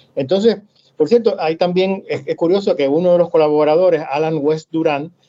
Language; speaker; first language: Spanish; native; Spanish